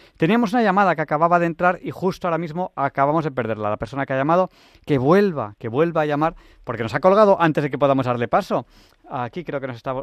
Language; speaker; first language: Spanish; native; Spanish